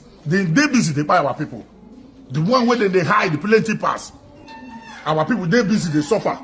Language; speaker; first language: Nigerian Pidgin; non-native, local second language; Igbo